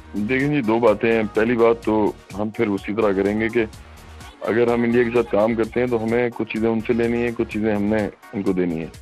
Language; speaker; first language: Urdu; non-native, local second language; Punjabi